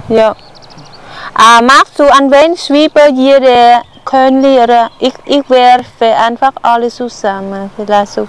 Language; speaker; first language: German; non-native, learner; Vietnamese